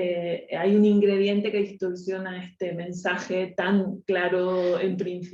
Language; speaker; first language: Spanish; native; Spanish